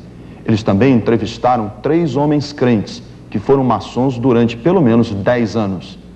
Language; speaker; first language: Portuguese; native; Portuguese